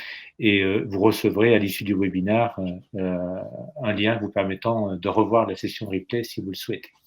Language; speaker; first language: French; native; French